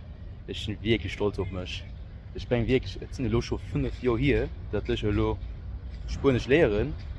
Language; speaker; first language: German; non-native, local second language; Luxembourgish